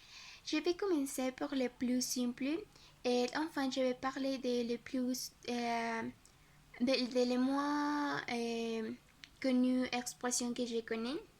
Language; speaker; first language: French; non-native, learner; Spanish